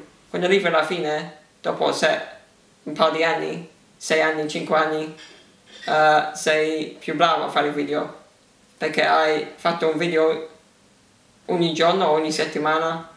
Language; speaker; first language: Italian; early bilingual, heritage; English